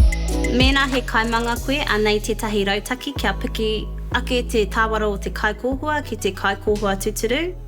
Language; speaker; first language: Māori; non-native, local second language; English